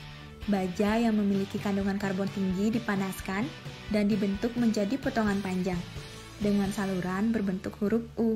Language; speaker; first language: Indonesian; native; Indonesian